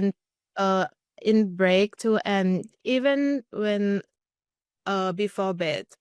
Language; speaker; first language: English; non-native, learner; Thai